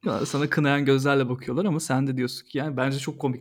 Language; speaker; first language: Turkish; native; Turkish